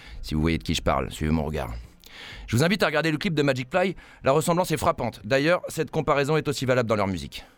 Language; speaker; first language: French; native; French